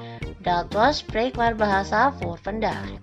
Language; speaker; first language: Dutch; non-native, fluent; Indonesian